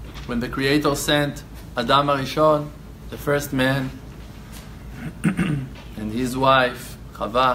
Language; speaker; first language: English; non-native, fluent; Hebrew